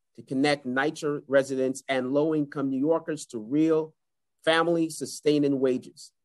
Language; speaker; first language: English; native; English